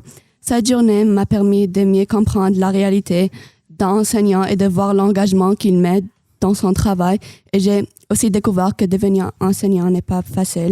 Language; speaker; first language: French; non-native, local second language; Arabic